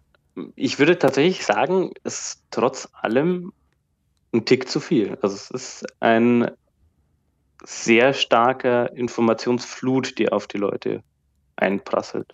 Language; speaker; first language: German; native; German